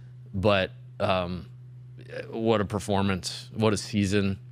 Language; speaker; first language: English; native; English